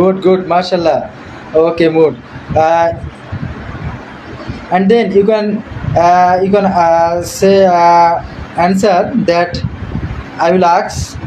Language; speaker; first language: English; non-native, learner; Bangla